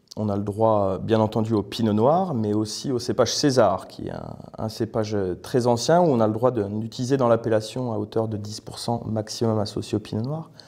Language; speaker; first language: French; native; French